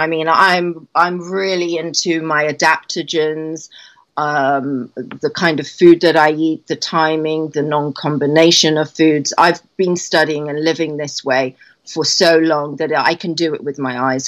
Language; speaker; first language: English; native; English